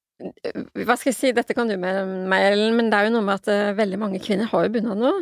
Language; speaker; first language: Norwegian; native; Norwegian